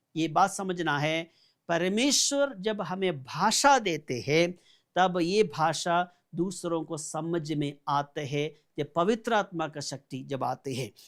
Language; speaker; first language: Hindi; non-native, local second language; Malayalam